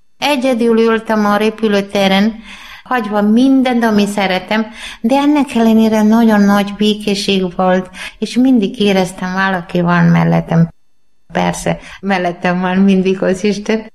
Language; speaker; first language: Hungarian; non-native, learner; Malayalam